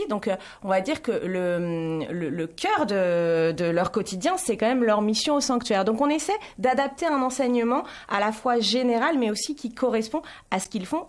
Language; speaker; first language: French; native; French